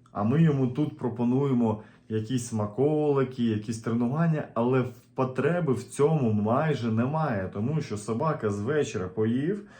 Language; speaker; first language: Ukrainian; native; Ukrainian